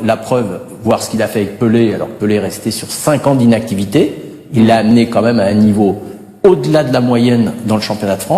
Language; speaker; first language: French; native; French